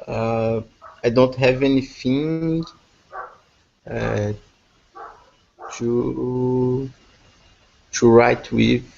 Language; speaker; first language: English; non-native, learner; Portuguese